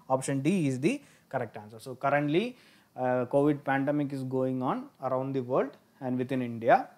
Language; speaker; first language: English; non-native, local second language; Tamil